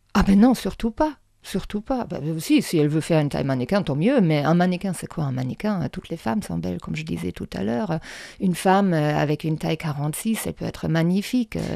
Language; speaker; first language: French; non-native, fluent; German